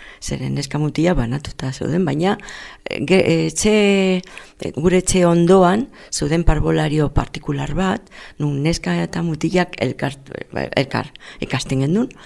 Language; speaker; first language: Basque; non-native, local second language; Spanish